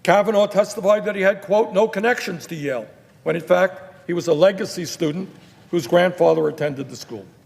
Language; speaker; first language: English; native; English